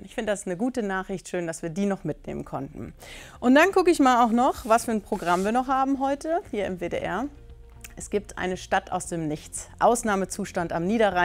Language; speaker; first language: German; native; German